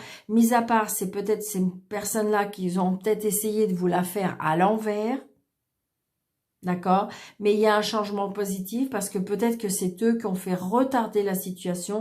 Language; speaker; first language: French; native; French